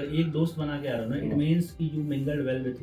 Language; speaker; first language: Hindi; native; Hindi